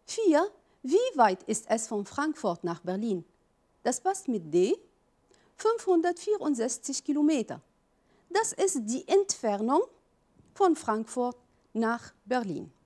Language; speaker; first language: German; non-native, fluent; Arabic